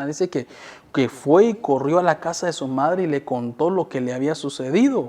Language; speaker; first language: Spanish; native; Spanish